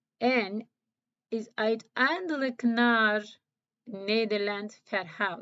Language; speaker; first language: Dutch; non-native, learner; Turkish